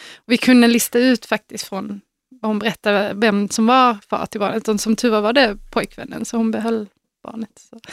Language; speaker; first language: Swedish; native; Swedish